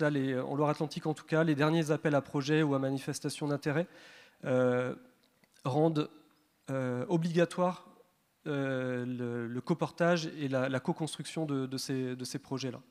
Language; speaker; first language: French; native; French